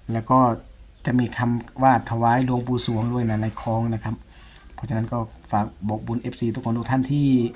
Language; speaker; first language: Thai; native; Thai